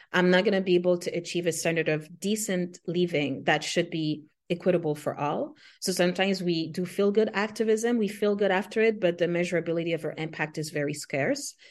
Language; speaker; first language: English; non-native, fluent; Haitian Creole